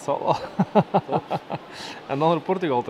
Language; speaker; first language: Dutch; native; Dutch